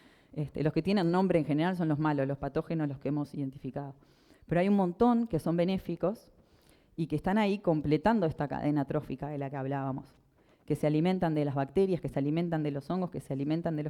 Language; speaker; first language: Spanish; native; Spanish